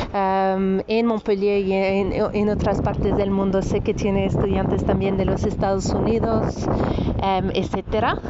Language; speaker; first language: Spanish; non-native, fluent; French